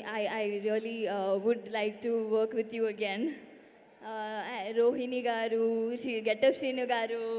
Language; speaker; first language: Telugu; non-native, learner; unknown